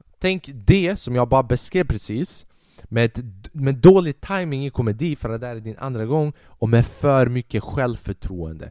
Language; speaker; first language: Swedish; early bilingual, other home language; Albanian